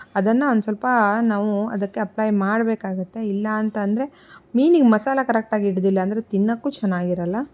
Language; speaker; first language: Kannada; non-native, local second language; Konkani